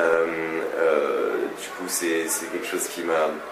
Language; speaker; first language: French; native; French